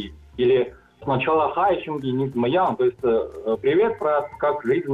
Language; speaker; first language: Russian; non-native, fluent; Chinese